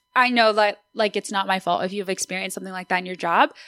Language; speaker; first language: English; early bilingual, other home language; Spanish